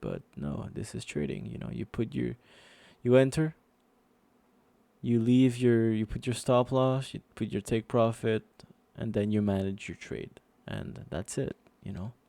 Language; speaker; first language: English; non-native, fluent; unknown